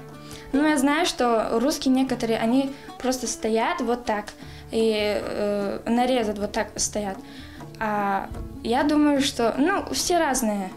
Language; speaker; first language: Russian; non-native, learner; Persian